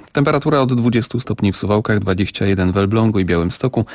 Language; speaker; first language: Polish; native; Polish